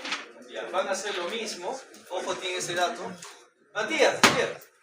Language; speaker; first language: Spanish; native; Spanish